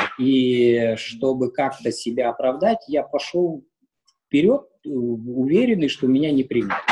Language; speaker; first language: Russian; native; Russian